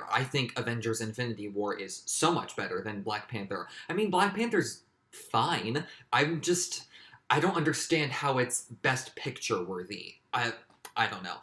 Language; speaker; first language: English; native; English